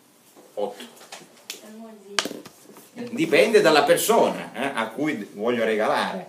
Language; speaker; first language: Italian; non-native, fluent; Russian